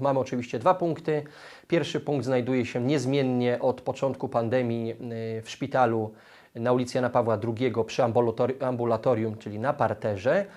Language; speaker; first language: Polish; native; Polish